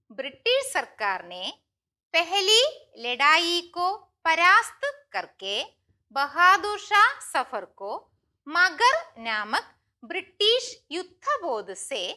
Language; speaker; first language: Hindi; non-native, local second language; Malayalam